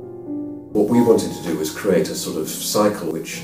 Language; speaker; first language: English; native; English